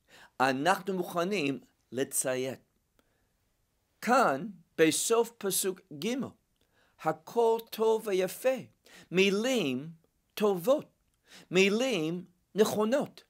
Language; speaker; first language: Hebrew; non-native, fluent; English